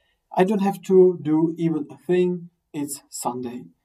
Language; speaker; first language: English; non-native, fluent; Czech